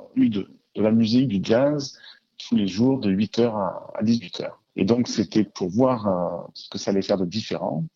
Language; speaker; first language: French; native; French